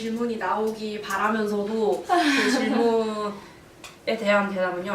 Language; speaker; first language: Korean; native; Korean